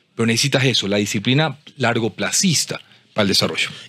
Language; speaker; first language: Spanish; native; Spanish